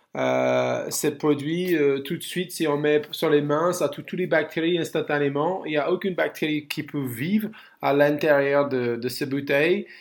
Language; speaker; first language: French; non-native, fluent; English